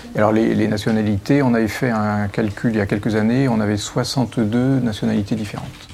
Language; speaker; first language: French; native; French